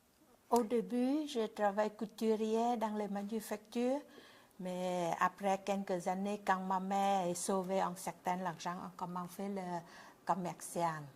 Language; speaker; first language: French; non-native, learner; Vietnamese